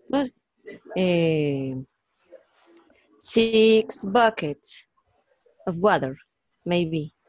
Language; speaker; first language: English; non-native, learner; Spanish